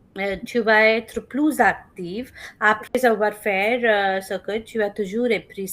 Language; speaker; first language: French; non-native, fluent; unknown